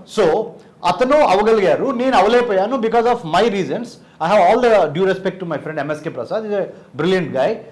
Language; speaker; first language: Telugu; native; Telugu